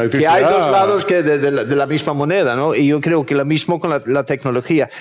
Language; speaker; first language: Spanish; non-native, fluent; Swedish